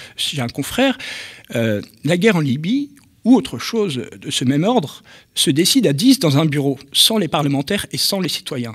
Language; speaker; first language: French; native; French